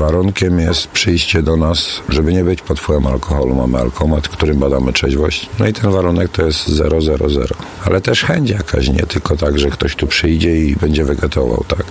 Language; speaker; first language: Polish; native; Polish